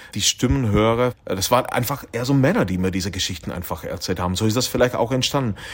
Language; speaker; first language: German; non-native, fluent; Czech